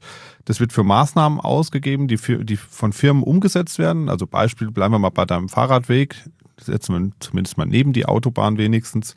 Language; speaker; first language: German; native; German